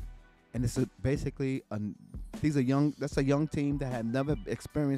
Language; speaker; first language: English; native; English